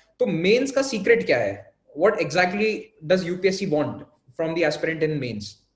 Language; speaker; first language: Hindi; native; Hindi